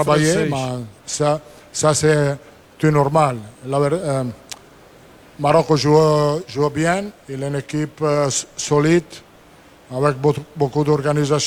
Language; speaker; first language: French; non-native, learner; Portuguese